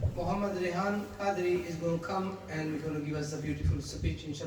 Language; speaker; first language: English; non-native, local second language; Urdu